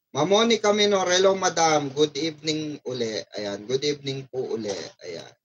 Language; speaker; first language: Filipino; native; Filipino